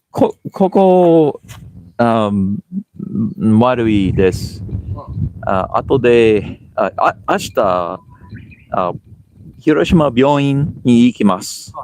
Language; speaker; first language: Japanese; non-native, learner; English